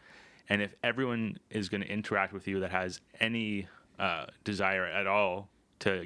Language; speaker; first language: English; native; English